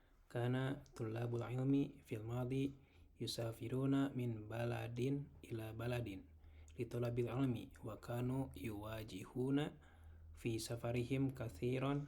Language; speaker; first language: Arabic; non-native, learner; Indonesian